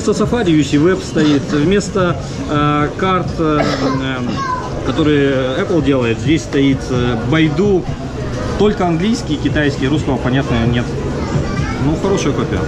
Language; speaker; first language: Russian; native; Russian